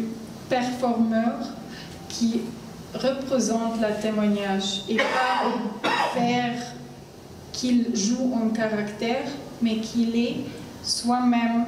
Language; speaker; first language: French; non-native, learner; Arabic